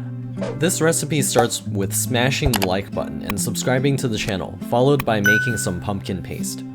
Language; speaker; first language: English; native; English